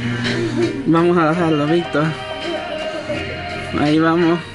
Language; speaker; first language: Spanish; native; Spanish